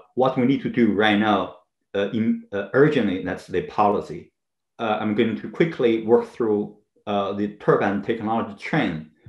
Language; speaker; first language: English; non-native, fluent; Chinese